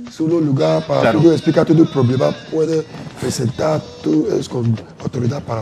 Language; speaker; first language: Spanish; non-native, learner; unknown